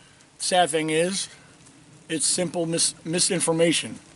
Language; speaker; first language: English; native; English